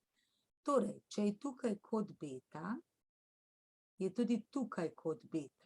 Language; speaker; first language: Slovenian; native; Slovenian